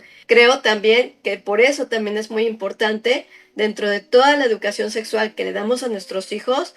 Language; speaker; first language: Spanish; native; Spanish